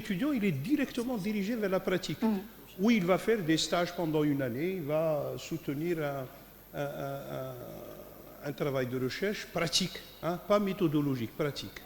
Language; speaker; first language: French; non-native, local second language; Kabyle